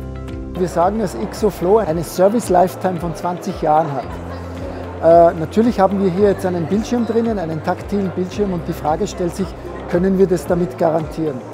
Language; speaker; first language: German; native; German